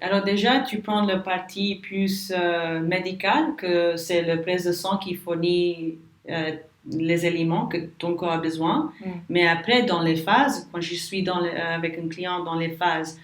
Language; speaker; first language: French; non-native, learner; English